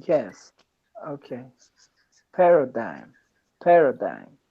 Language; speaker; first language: English; non-native, learner; Persian